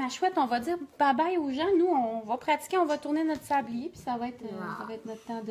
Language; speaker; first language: French; native; French